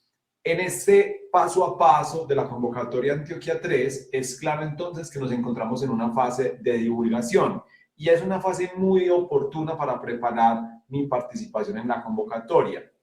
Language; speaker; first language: Spanish; native; Spanish